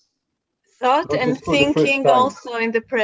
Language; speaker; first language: English; non-native, fluent; Hebrew